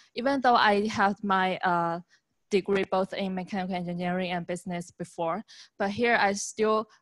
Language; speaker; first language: English; non-native, fluent; Chinese